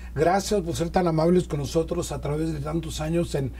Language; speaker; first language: Spanish; early bilingual, heritage; Spanish